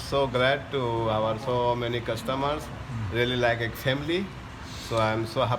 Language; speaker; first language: English; non-native, local second language; Hindi